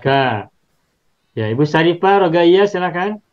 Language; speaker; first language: Indonesian; native; Indonesian